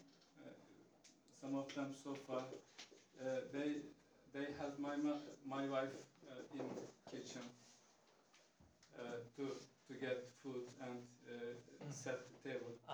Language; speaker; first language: English; non-native, learner; Turkish